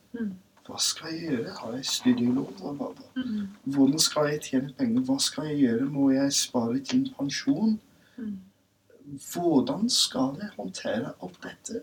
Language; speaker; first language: Norwegian; non-native, fluent; English